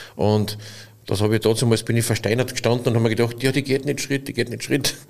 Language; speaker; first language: German; native; German